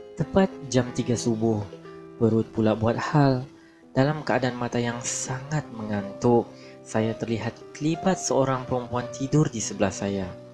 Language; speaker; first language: Malay; native; Malay